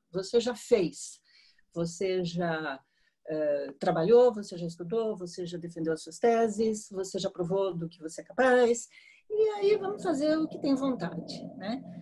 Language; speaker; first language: Portuguese; native; Portuguese